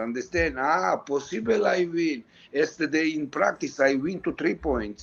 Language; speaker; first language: English; non-native, learner; Georgian